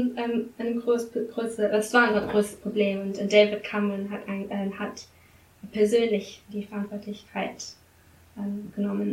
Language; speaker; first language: German; non-native, learner; English